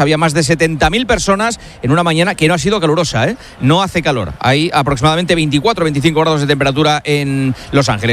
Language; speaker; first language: Spanish; native; Spanish